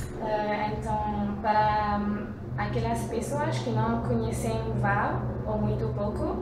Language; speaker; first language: Portuguese; non-native, learner; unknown